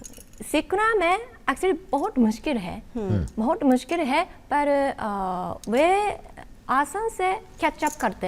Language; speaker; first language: Hindi; non-native, learner; Japanese